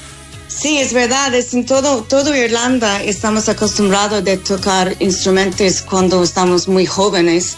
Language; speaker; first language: Spanish; non-native, fluent; English